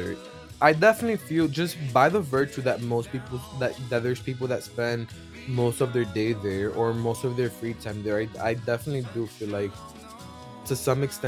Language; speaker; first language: English; native; English